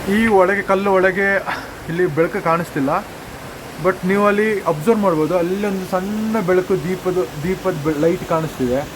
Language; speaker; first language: Kannada; non-native, local second language; Kodava